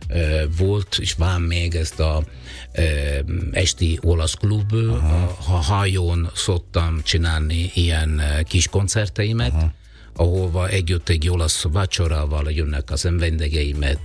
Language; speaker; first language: Hungarian; non-native, fluent; Italian